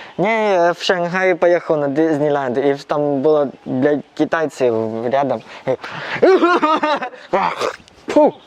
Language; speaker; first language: Russian; non-native, learner; Cantonese